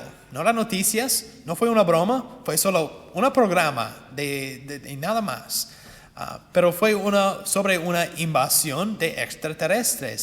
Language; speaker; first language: Spanish; non-native, fluent; English